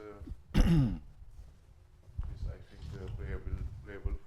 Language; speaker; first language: English; non-native, learner; Wolof